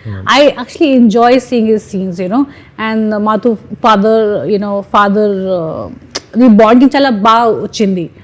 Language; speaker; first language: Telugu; non-native, fluent; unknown